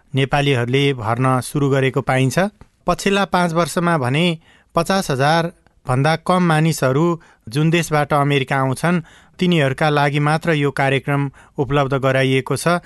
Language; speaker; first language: Nepali; native; Nepali